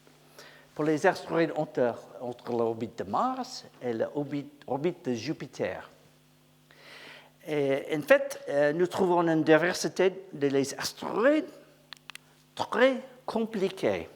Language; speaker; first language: French; non-native, learner; English